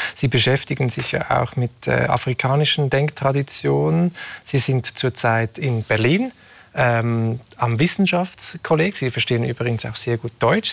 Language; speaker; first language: German; native; German